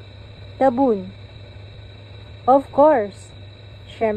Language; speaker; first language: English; non-native, local second language; Filipino